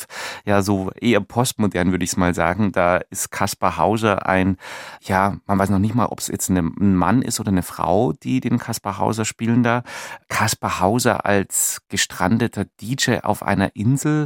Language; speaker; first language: German; native; German